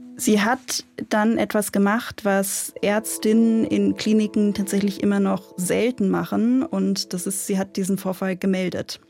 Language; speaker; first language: German; native; German